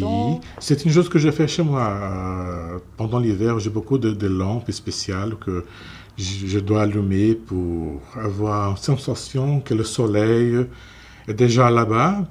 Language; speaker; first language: French; non-native, fluent; Portuguese